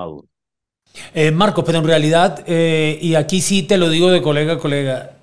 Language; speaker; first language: Spanish; native; Spanish